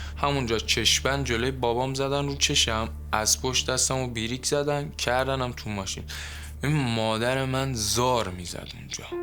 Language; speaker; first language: Persian; native; Persian